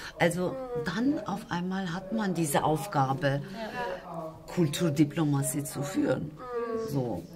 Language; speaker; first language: German; non-native, fluent; Turkish